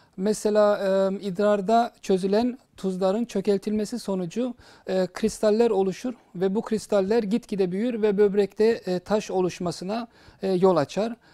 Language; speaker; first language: Turkish; early bilingual, heritage; Turkish